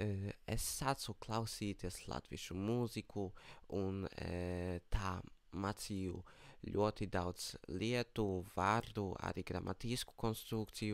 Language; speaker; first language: Latvian; non-native, learner; Polish